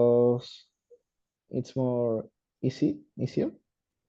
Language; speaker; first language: English; non-native, learner; Spanish